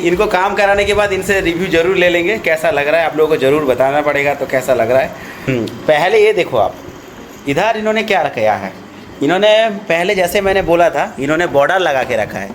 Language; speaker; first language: Hindi; non-native, local second language; Odia